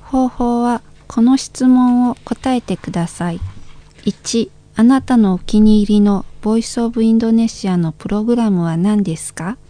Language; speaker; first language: Japanese; non-native, fluent; Indonesian